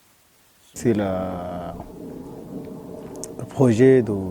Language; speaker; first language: French; non-native, fluent; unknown